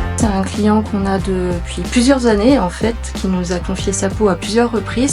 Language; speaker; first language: French; native; French